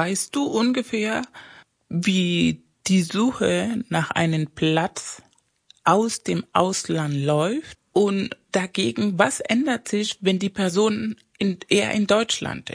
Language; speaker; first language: German; early bilingual, other home language; Spanish